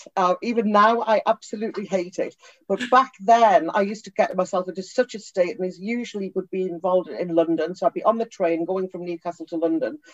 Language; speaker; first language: English; native; English